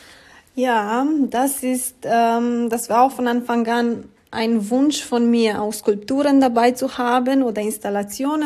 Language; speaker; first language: German; non-native, learner; Romanian